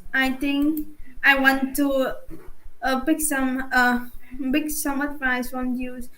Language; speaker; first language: English; non-native, learner; Vietnamese